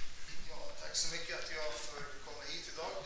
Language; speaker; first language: Swedish; non-native, fluent; Arabic